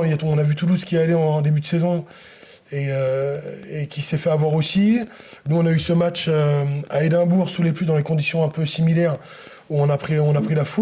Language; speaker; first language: French; native; French